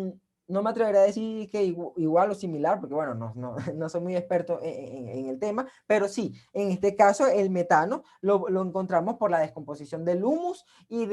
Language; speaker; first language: Spanish; native; Spanish